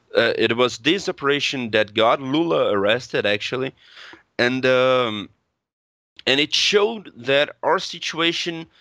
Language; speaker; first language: English; non-native, fluent; Portuguese